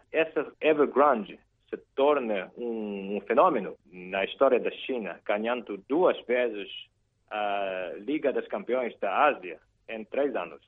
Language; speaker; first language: Portuguese; non-native, fluent; Chinese